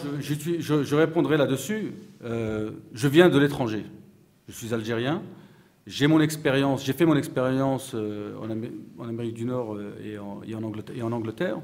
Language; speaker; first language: French; native; French